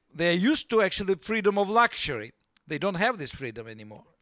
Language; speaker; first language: English; non-native, fluent; Russian